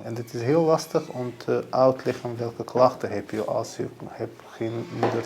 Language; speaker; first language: Dutch; non-native, fluent; Arabic